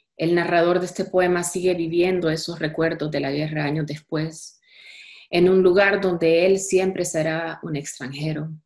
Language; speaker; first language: Spanish; early bilingual, heritage; Spanish